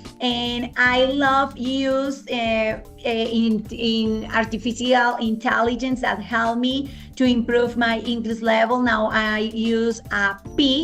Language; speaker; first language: English; non-native, fluent; Spanish